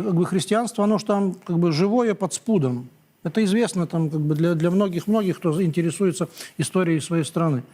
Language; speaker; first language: Russian; native; Russian